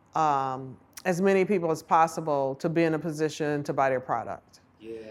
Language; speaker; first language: English; native; English